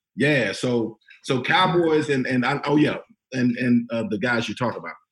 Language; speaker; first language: English; native; English